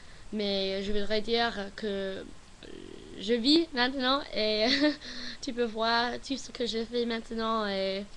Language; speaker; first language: French; non-native, learner; English